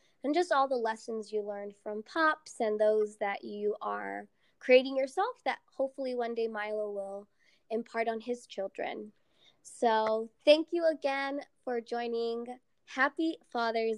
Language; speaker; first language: English; early bilingual, other home language; Spanish